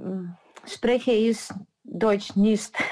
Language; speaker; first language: German; non-native, learner; Russian